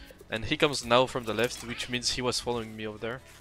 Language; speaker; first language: English; non-native, fluent; French